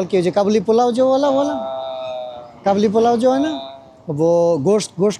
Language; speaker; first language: Hindi; non-native, learner; Bangla